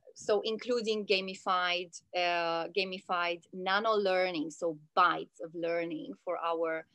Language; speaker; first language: English; non-native, fluent; Italian